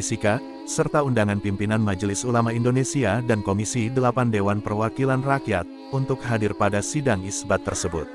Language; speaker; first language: Indonesian; native; Indonesian